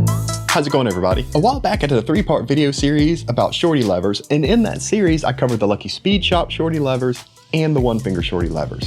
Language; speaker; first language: English; native; English